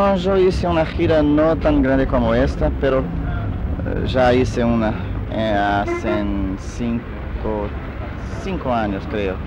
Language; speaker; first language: Spanish; non-native, local second language; Portuguese